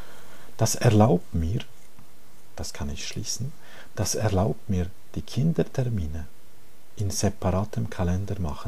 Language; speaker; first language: German; non-native, fluent; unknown